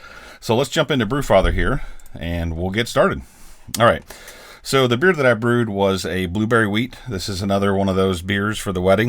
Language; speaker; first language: English; native; English